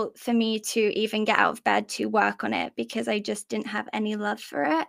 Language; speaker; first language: English; native; English